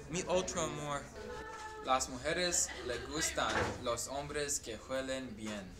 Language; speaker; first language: Spanish; non-native, learner; English